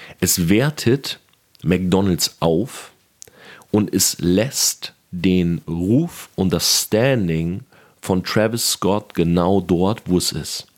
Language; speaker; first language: German; native; German